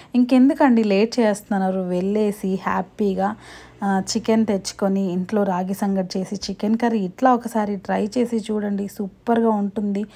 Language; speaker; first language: Telugu; non-native, local second language; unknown